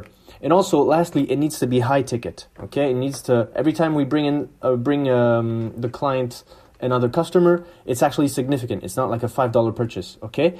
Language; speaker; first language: English; non-native, fluent; French